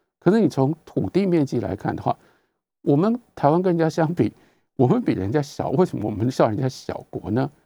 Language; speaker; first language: Chinese; native; Chinese